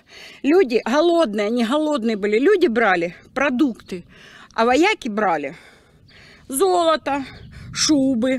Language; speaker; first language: Russian; native; Russian